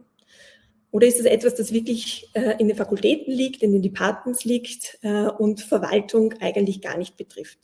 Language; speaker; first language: German; native; German